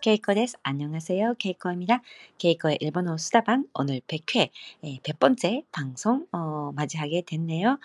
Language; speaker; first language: Korean; non-native, fluent; Japanese